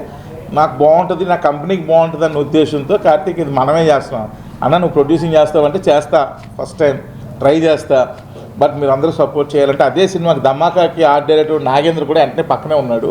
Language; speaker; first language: Telugu; native; Telugu